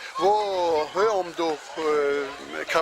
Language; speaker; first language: Danish; non-native, learner; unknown